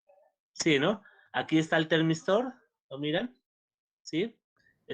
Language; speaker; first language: Spanish; native; Spanish